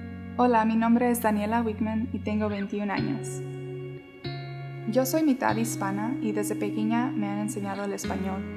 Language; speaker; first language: Spanish; early bilingual, heritage; Spanish